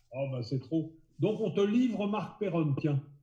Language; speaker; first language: French; native; French